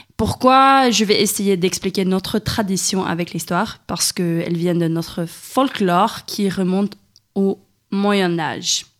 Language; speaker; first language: French; non-native, fluent; Swedish